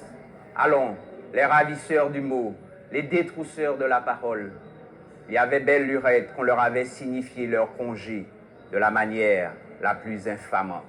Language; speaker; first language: French; native; French